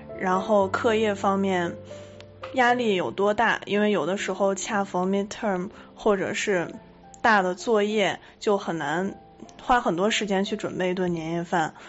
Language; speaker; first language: Chinese; native; Chinese